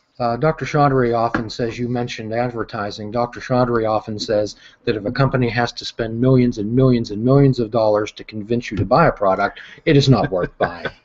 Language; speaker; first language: English; native; English